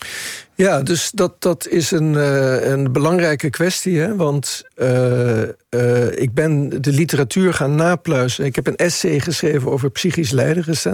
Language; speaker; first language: Dutch; native; Dutch